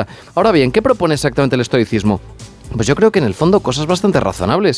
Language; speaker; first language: Spanish; native; Spanish